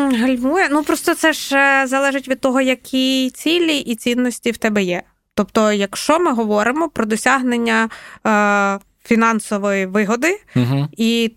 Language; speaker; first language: Ukrainian; non-native, local second language; Russian